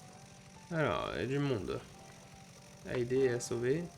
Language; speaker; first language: French; native; French